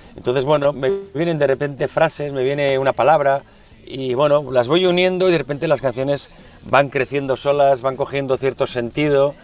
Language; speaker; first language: Spanish; native; Spanish